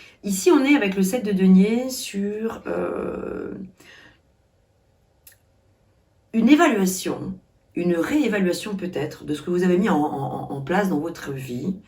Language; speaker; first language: French; native; French